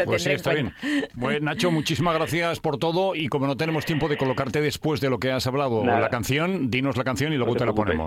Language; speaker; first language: Spanish; native; Spanish